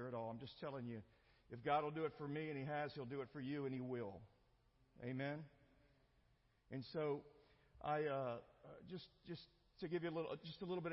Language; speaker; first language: English; native; English